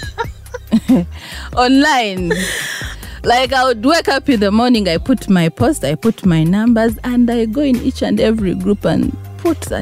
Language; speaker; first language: English; non-native, local second language; Ganda